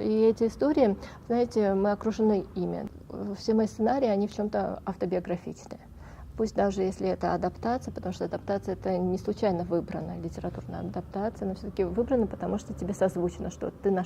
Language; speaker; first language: Russian; non-native, local second language; Tajik